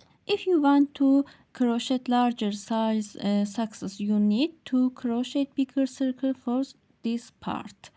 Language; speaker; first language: English; non-native, learner; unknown